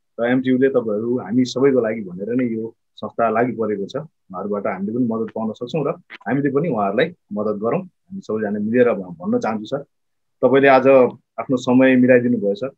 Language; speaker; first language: Nepali; native; Nepali